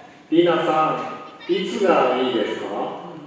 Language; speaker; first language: Japanese; non-native, learner; Indonesian